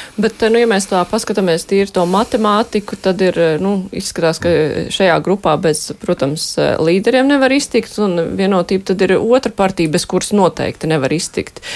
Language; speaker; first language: Latvian; native; Latvian